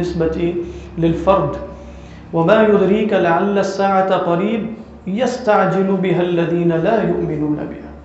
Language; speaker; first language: Arabic; non-native, fluent; Urdu